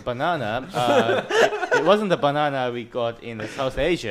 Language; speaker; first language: English; non-native, fluent; Japanese